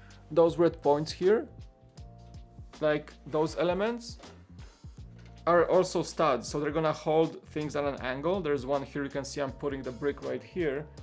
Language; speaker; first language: English; non-native, fluent; Polish